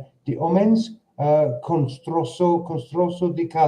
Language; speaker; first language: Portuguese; non-native, learner; English